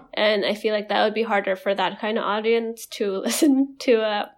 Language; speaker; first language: English; non-native, fluent; Indonesian